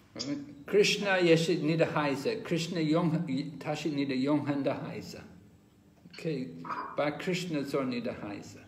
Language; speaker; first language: Chinese; non-native, fluent; English